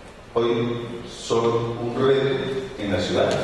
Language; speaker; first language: Spanish; native; Spanish